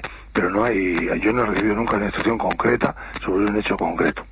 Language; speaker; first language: Spanish; native; Spanish